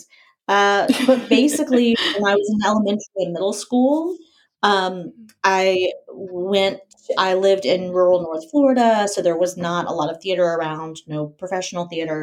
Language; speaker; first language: English; native; English